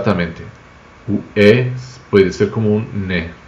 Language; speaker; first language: Portuguese; non-native, fluent; Spanish